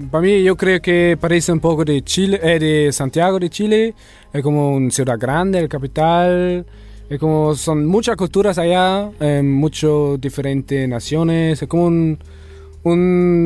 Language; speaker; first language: Spanish; non-native, learner; German